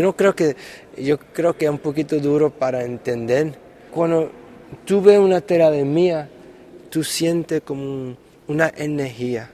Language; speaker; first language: Spanish; early bilingual, heritage; Spanish